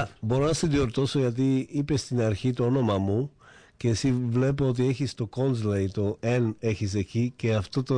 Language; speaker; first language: Greek; non-native, fluent; Slovak